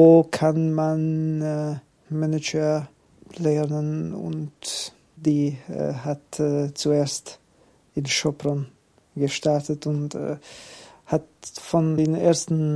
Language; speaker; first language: German; non-native, learner; Hungarian